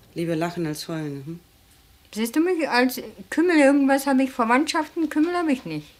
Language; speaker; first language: German; non-native, fluent; Turkish